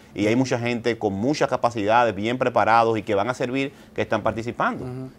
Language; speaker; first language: Spanish; native; Spanish